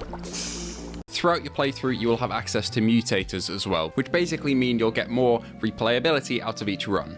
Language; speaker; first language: English; native; English